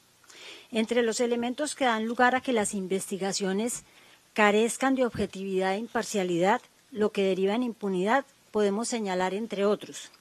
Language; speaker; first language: Spanish; native; Spanish